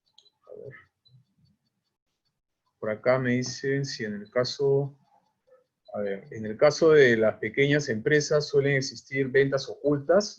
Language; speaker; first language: Spanish; native; Spanish